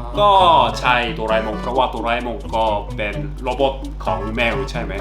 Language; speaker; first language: Thai; non-native, learner; Korean